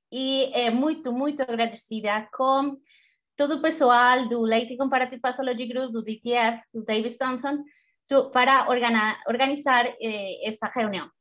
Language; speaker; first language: Portuguese; non-native, fluent; Spanish